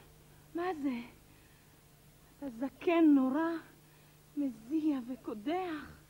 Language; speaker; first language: Hebrew; native; Hebrew